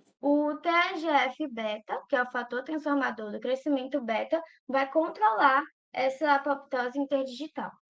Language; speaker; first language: Portuguese; native; Portuguese